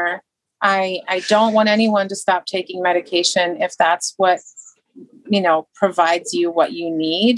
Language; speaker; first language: English; native; English